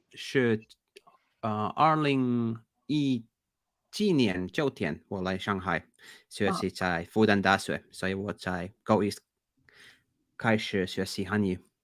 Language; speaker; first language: Chinese; non-native, learner; Finnish